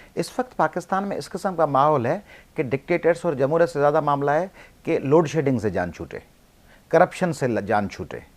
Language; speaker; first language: Urdu; non-native, local second language; Sindhi